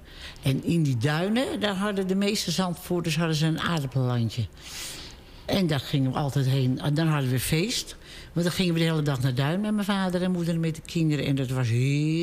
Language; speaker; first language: Dutch; native; Dutch